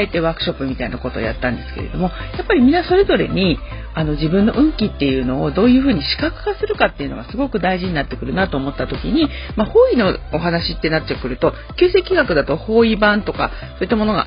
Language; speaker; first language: Japanese; native; Japanese